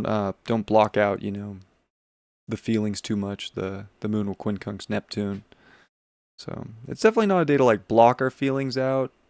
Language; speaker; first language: English; native; English